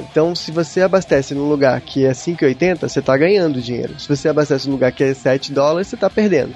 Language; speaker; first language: Portuguese; native; Portuguese